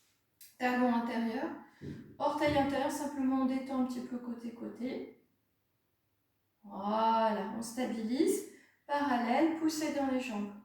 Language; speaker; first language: French; native; French